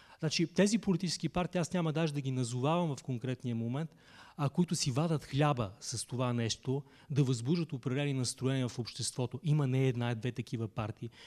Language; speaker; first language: Bulgarian; native; Bulgarian